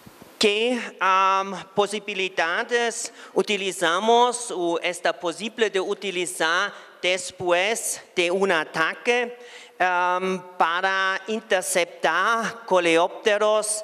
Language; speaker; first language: Spanish; non-native, fluent; German